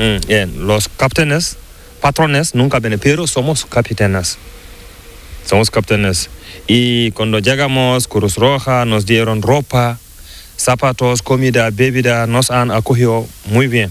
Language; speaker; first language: Spanish; non-native, learner; Fula